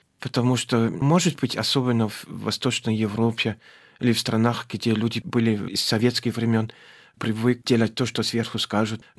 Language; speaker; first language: Russian; non-native, fluent; German